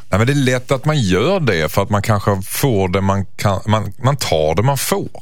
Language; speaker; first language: Swedish; native; Swedish